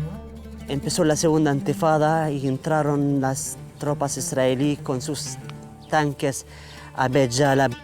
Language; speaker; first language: Spanish; non-native, fluent; Arabic